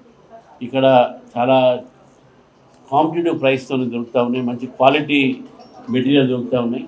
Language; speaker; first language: Telugu; native; Telugu